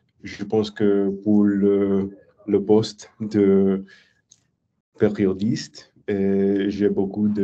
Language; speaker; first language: French; non-native, learner; English